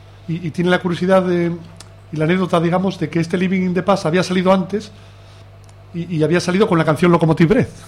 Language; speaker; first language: Spanish; native; Spanish